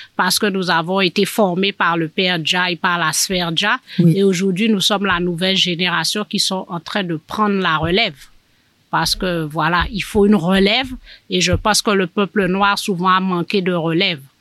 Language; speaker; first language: French; native; French